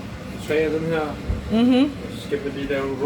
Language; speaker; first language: Danish; native; Danish